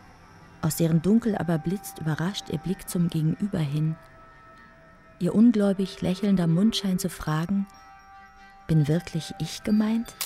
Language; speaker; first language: German; native; German